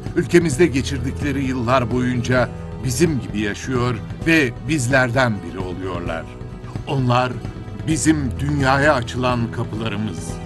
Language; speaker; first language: Turkish; native; Turkish